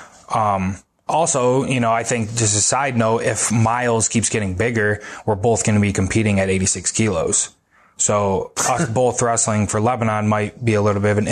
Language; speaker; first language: English; native; English